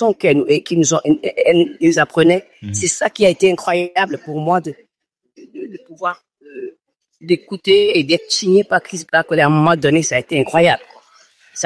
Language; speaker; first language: French; non-native, local second language; Fon